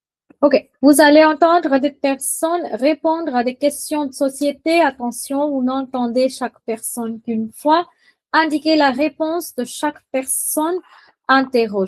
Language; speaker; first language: French; non-native, fluent; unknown